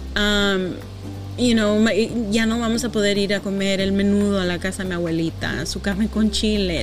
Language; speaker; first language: Spanish; early bilingual, heritage; Spanish